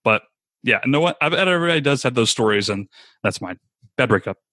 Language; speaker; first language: English; native; English